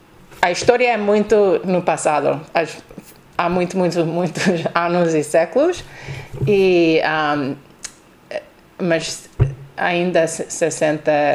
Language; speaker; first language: Portuguese; non-native, learner; English